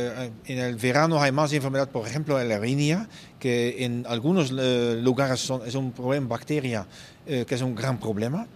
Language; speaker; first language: Spanish; non-native, fluent; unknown